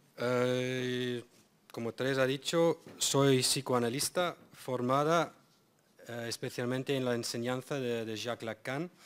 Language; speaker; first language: Spanish; non-native, fluent; English